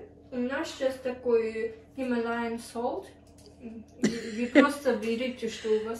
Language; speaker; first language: Russian; early bilingual, heritage; Russian